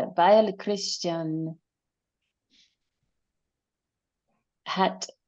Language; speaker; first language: German; non-native, learner; English